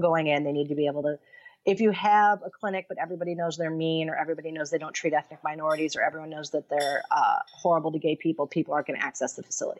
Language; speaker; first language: English; native; English